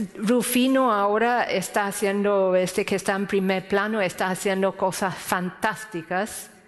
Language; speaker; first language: Spanish; non-native, fluent; English